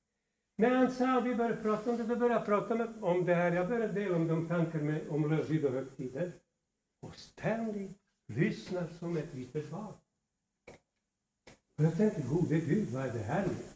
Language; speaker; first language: Swedish; non-native, fluent; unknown